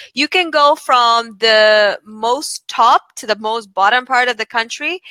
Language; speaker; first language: English; non-native, fluent; Bulgarian